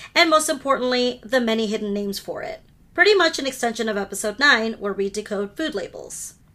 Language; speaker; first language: English; early bilingual, other home language; Hindi